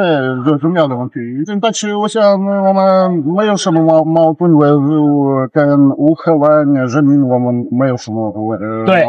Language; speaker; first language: Chinese; non-native, learner; Russian